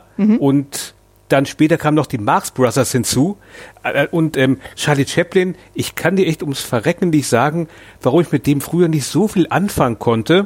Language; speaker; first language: German; native; German